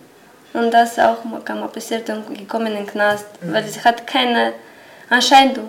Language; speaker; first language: German; non-native, learner; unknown